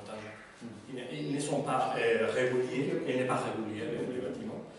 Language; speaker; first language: French; non-native, learner; Spanish